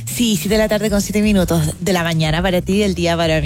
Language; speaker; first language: Spanish; native; Spanish